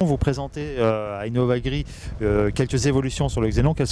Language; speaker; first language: French; native; French